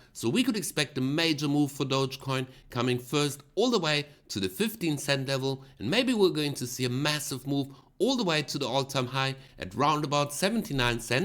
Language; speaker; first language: English; non-native, fluent; German